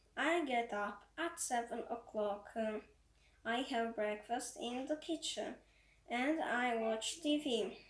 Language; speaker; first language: English; non-native, learner; Croatian